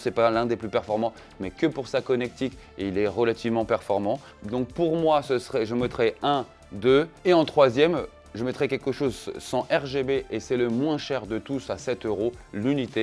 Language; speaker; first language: French; native; French